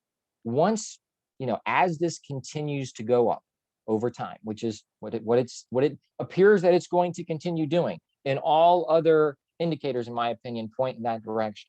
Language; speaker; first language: English; native; English